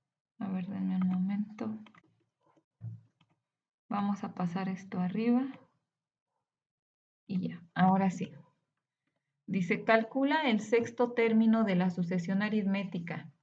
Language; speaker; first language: Spanish; native; Spanish